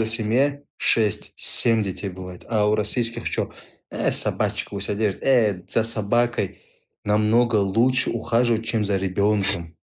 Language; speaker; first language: Russian; non-native, local second language; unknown